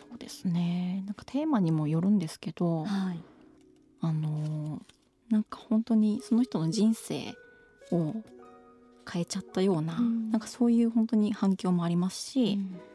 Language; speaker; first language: Japanese; native; Japanese